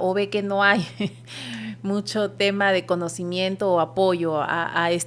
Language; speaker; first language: Spanish; native; Spanish